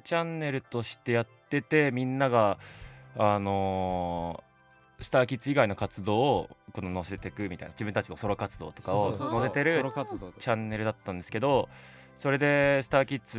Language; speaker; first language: Japanese; native; Japanese